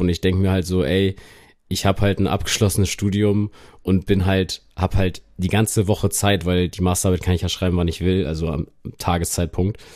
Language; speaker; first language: German; native; German